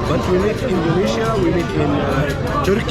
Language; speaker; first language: English; non-native, learner; Turkish